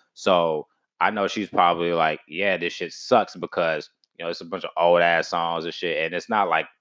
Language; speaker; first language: English; native; English